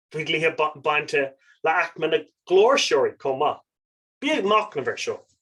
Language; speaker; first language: Irish; non-native, local second language; English